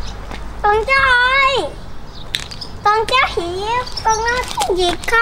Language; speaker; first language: Vietnamese; early bilingual, heritage; Vietnamese